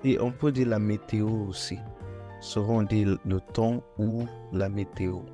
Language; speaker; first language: French; non-native, fluent; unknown